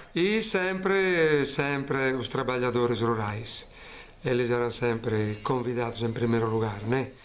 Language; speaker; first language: Portuguese; non-native, fluent; Italian